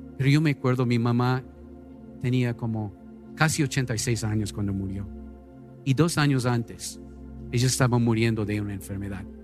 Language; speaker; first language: Spanish; non-native, fluent; English